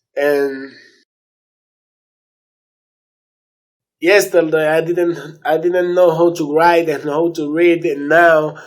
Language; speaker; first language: English; non-native, learner; Spanish